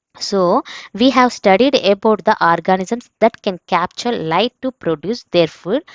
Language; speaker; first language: English; non-native, local second language; Telugu